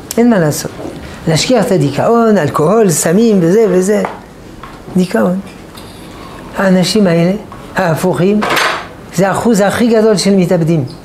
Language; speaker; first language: Hebrew; non-native, fluent; French